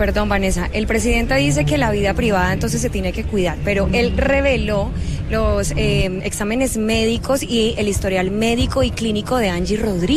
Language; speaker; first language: Spanish; native; Spanish